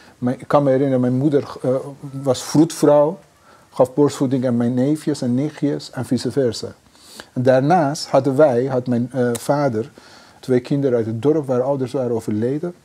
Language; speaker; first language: Dutch; non-native, fluent; Persian